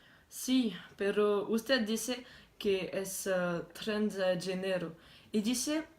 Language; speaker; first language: Spanish; non-native, learner; French